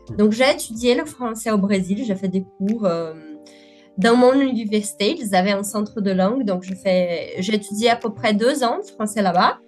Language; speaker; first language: French; non-native, fluent; Portuguese